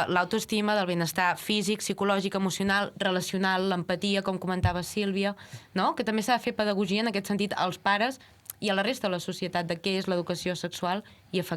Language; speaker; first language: Catalan; native; Catalan